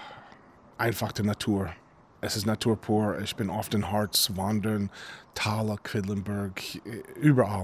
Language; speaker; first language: German; non-native, fluent; English